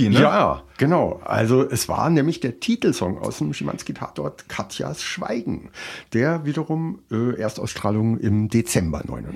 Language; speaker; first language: German; native; German